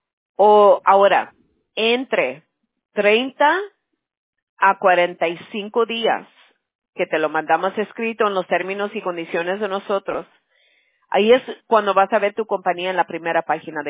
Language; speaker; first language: Spanish; early bilingual, heritage; Spanish